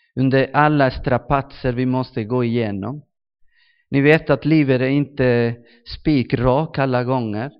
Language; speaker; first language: Swedish; non-native, fluent; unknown